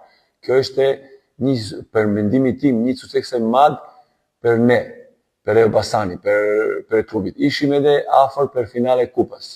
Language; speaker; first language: Albanian; non-native, learner; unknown